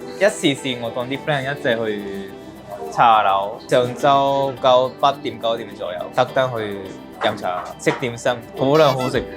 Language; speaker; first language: Cantonese; non-native, fluent; Japanese